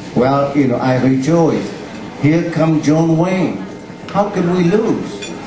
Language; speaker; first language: English; non-native, fluent; Vietnamese